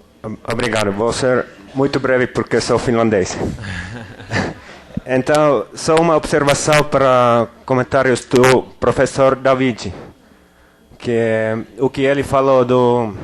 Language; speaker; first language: Portuguese; non-native, fluent; Finnish